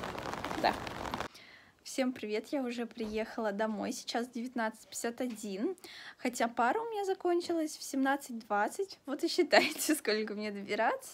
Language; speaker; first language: Russian; native; Russian